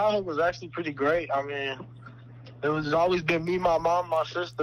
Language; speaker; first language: English; native; English